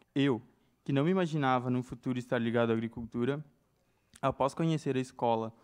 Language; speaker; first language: Portuguese; native; Portuguese